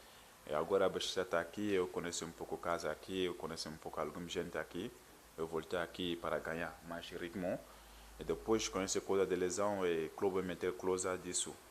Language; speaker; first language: Portuguese; non-native, learner; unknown